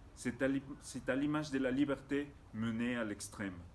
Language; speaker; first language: French; non-native, fluent; Spanish